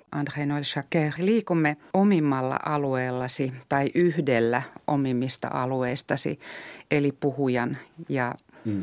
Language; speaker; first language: Finnish; native; Finnish